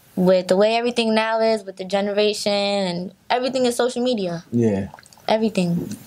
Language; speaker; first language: English; native; English